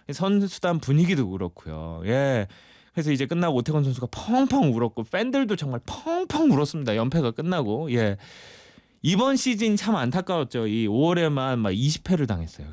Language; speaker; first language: Korean; native; Korean